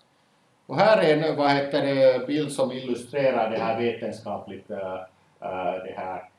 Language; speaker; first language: Swedish; native; Swedish